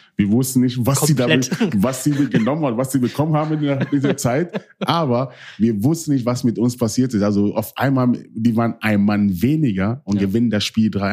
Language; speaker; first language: German; early bilingual, other home language; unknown